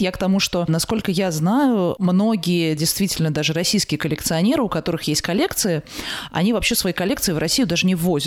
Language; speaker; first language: Russian; native; Russian